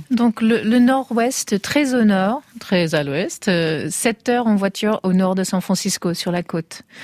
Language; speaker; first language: French; non-native, fluent; English